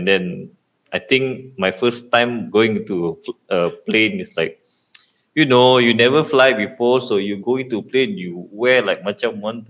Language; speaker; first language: English; non-native, local second language; Malay